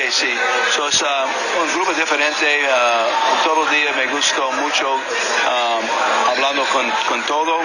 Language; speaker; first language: Spanish; non-native, learner; English